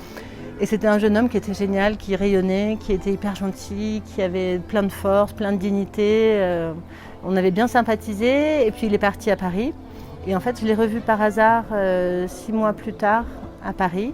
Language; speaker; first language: French; native; French